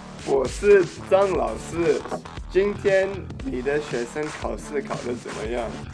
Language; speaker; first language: Chinese; non-native, learner; English